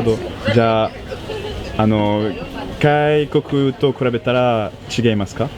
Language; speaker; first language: Japanese; non-native, learner; French